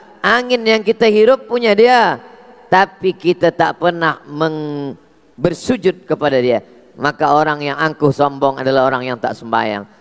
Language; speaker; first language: Indonesian; native; Indonesian